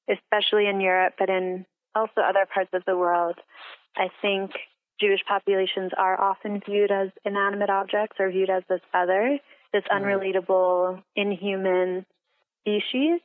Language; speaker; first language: English; native; English